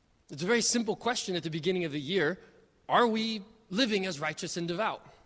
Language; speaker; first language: English; native; English